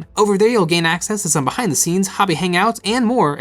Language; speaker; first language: English; native; English